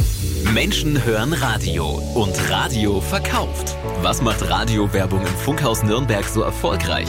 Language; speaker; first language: German; native; German